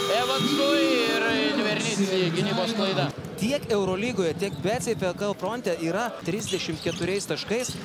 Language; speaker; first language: Lithuanian; native; Lithuanian